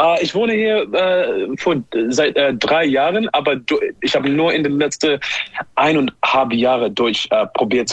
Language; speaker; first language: German; non-native, learner; English